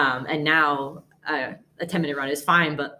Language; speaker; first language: English; native; English